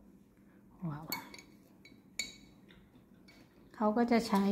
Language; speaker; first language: Thai; native; Thai